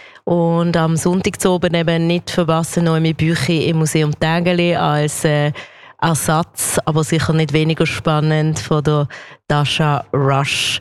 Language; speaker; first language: German; native; German